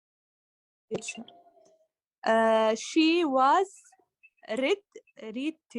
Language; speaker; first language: English; non-native, learner; Arabic